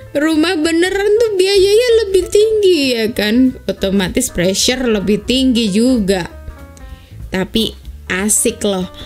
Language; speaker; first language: Indonesian; native; Indonesian